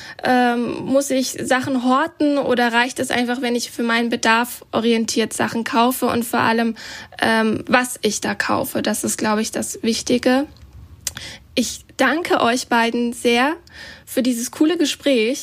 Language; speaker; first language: German; native; German